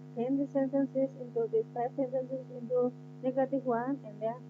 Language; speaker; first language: English; non-native, fluent; Indonesian